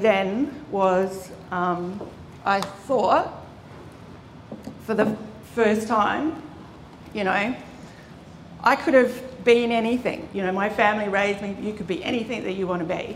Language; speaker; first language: English; native; English